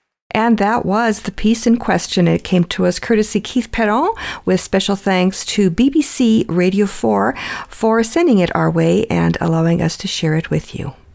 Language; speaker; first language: English; early bilingual, other home language; Ukrainian